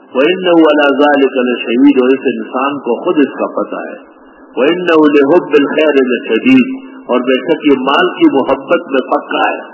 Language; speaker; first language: Urdu; non-native, local second language; Pashto